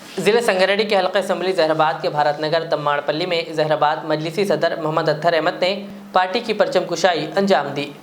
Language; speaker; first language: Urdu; native; Urdu